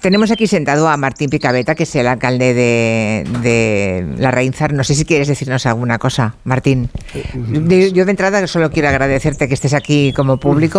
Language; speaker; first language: Spanish; native; Spanish